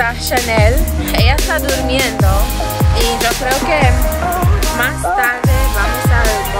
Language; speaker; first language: Spanish; non-native, learner; English